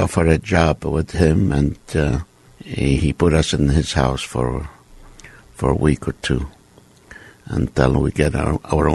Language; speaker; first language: English; non-native, fluent; Arabic